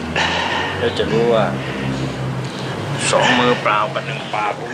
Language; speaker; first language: Thai; native; Thai